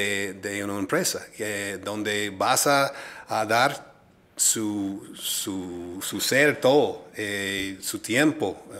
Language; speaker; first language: Spanish; non-native, fluent; English